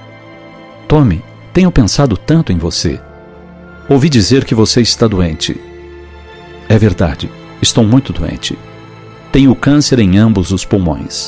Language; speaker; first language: Portuguese; native; Portuguese